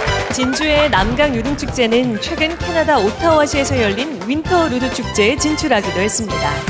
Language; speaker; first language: Korean; native; Korean